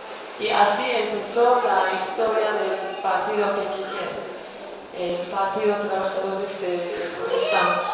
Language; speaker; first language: Spanish; non-native, fluent; Kurdish